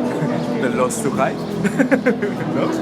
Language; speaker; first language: English; non-native, learner; Spanish